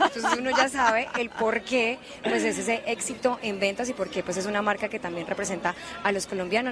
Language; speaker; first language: Spanish; native; Spanish